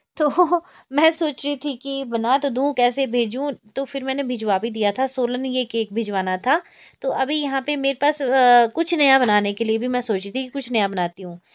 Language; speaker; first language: Hindi; native; Hindi